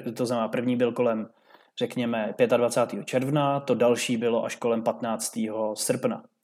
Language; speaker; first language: Czech; native; Czech